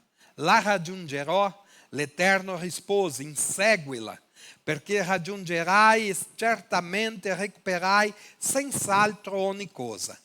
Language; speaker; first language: Italian; non-native, fluent; Portuguese